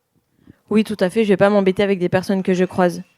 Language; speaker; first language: French; native; French